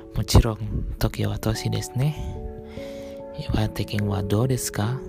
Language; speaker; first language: Japanese; non-native, fluent; Indonesian